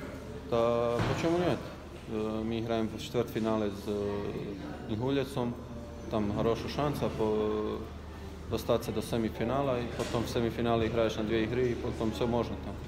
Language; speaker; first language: Ukrainian; non-native, learner; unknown